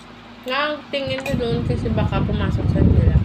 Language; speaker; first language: Filipino; non-native, local second language; Hiligaynon